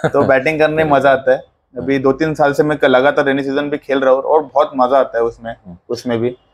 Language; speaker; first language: Hindi; non-native, local second language; Marathi